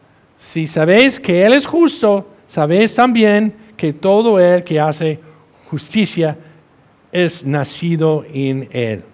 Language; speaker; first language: Spanish; non-native, fluent; English